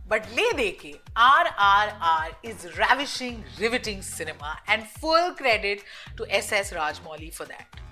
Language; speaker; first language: English; non-native, local second language; Hindi